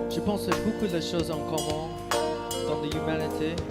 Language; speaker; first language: French; non-native, learner; English